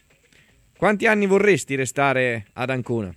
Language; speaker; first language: Italian; native; Italian